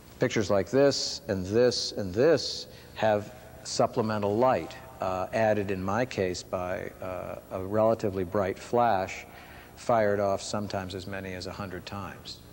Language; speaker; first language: English; native; English